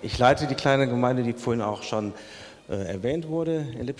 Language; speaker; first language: German; native; German